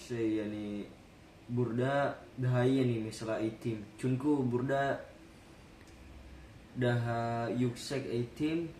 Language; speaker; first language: Turkish; non-native, learner; Indonesian